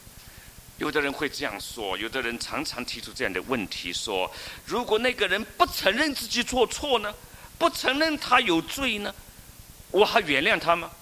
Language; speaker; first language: Chinese; native; Chinese